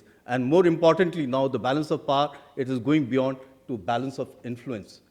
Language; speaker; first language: English; non-native, local second language; Hindi